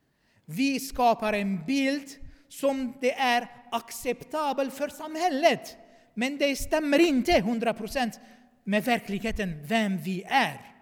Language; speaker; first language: Swedish; non-native, fluent; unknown